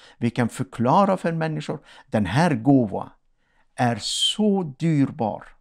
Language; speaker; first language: Swedish; non-native, fluent; Arabic